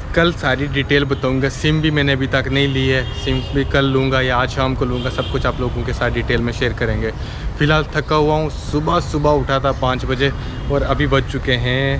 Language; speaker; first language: Hindi; native; Hindi